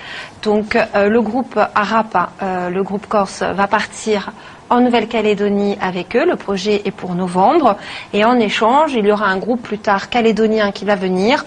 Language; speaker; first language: French; native; French